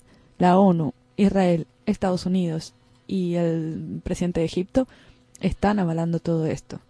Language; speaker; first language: Spanish; native; Spanish